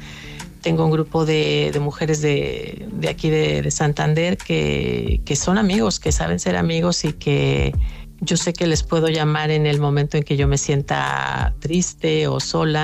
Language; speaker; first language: Spanish; native; Spanish